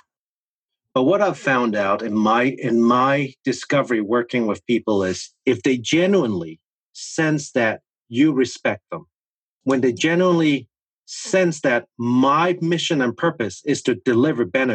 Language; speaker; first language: English; non-native, local second language; Cantonese